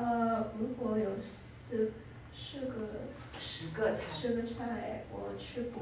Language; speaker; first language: Chinese; non-native, learner; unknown